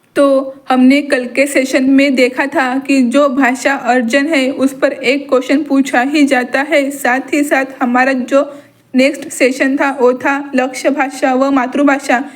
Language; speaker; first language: Hindi; non-native, local second language; Marathi